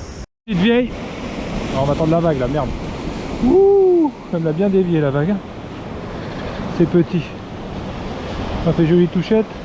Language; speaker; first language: French; native; French